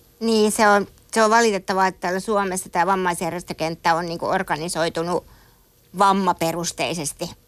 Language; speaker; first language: Finnish; native; Finnish